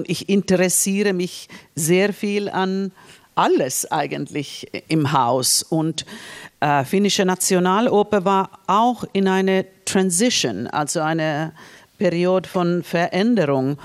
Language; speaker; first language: German; non-native, fluent; Finnish